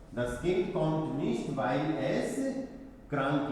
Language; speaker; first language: German; non-native, fluent; Hindi